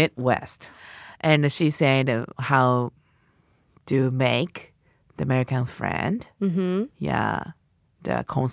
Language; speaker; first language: English; non-native, learner; Japanese